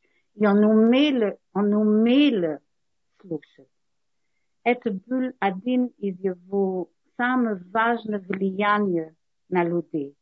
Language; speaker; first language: Russian; non-native, learner; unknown